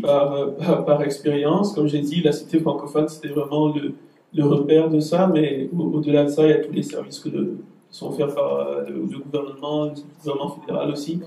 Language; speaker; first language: French; native; French